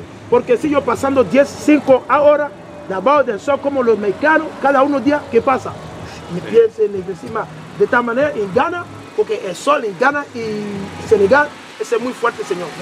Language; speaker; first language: Spanish; non-native, learner; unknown